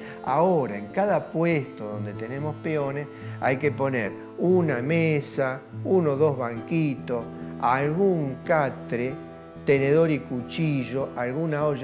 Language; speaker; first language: Spanish; native; Spanish